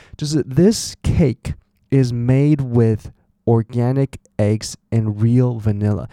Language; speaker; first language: English; non-native, fluent; Chinese